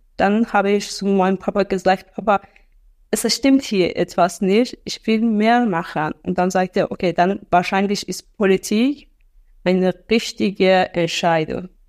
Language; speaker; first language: German; non-native, fluent; Persian